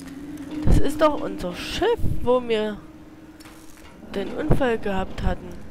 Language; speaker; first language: German; native; German